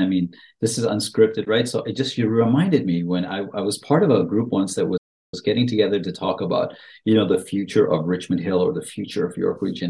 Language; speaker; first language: English; native; English